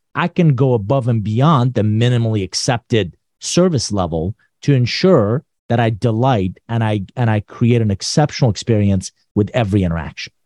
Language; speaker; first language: English; non-native, fluent; Persian